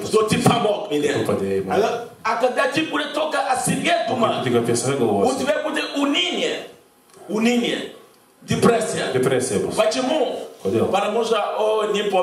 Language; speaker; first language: Russian; non-native, fluent; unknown